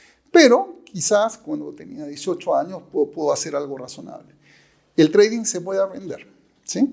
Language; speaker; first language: Spanish; native; Spanish